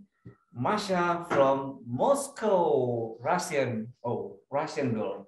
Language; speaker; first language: English; non-native, learner; Indonesian